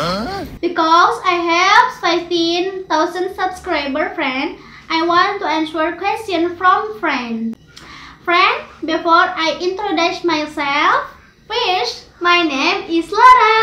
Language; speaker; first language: English; non-native, learner; Indonesian